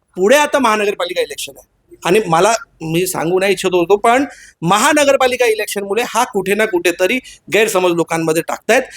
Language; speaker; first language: Marathi; non-native, local second language; Hindi